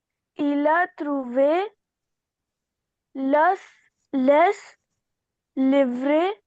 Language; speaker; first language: French; non-native, learner; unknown